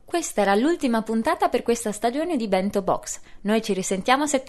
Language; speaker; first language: Italian; native; Italian